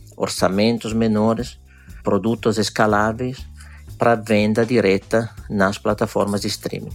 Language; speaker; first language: Portuguese; non-native, fluent; Italian